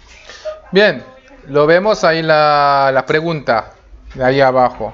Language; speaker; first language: Spanish; non-native, fluent; Korean